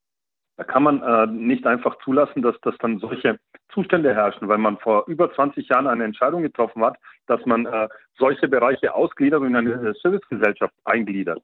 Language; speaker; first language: German; native; German